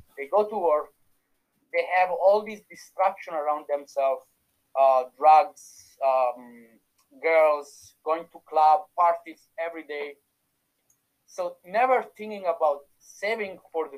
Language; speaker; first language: English; non-native, fluent; Italian